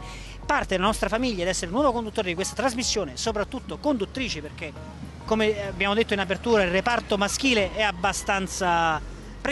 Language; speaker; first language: Italian; native; Italian